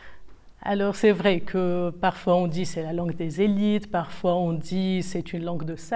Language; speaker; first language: French; non-native, local second language; Arabic